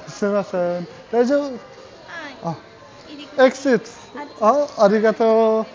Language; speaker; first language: Japanese; non-native, learner; German